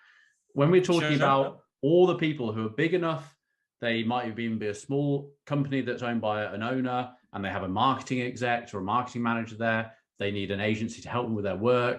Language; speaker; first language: English; native; English